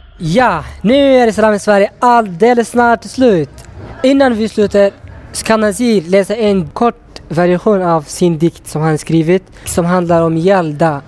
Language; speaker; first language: Swedish; non-native, learner; Tigrinya